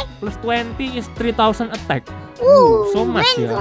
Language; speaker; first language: English; non-native, fluent; Indonesian